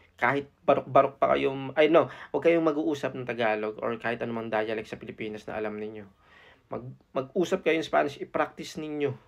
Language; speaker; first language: Filipino; native; Filipino